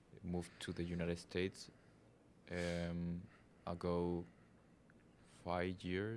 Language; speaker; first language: English; non-native, learner; Spanish